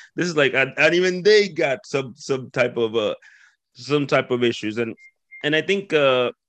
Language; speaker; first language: English; non-native, fluent; Spanish